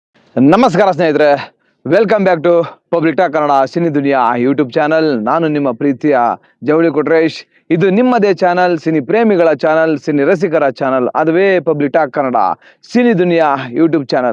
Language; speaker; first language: Kannada; native; Kannada